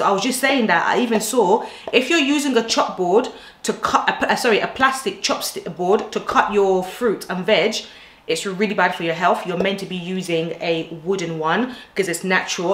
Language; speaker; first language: English; early bilingual, other home language; Lingala